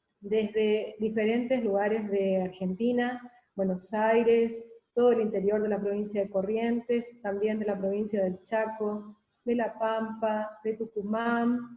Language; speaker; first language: Spanish; native; Spanish